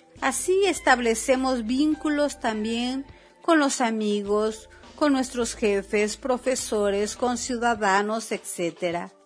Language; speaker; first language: Spanish; native; Spanish